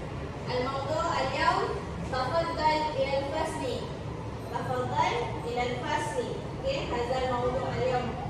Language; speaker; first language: Arabic; non-native, learner; Malay